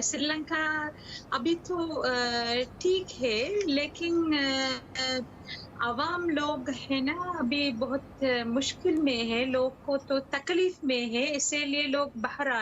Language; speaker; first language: Hindi; non-native, learner; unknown